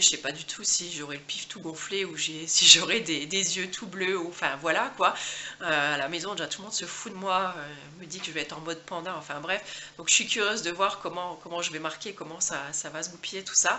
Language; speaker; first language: French; native; French